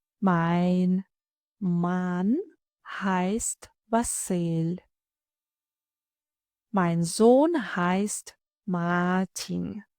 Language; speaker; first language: German; non-native, fluent; Ukrainian